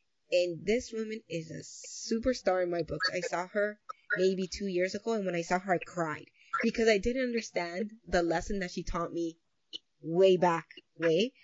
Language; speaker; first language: English; early bilingual, other home language; Spanish